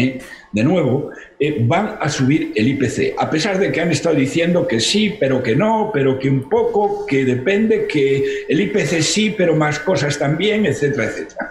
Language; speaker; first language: Spanish; native; Spanish